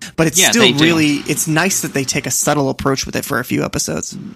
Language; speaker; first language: English; native; English